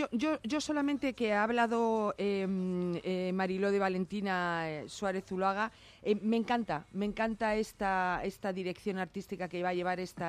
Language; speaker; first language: Spanish; native; Spanish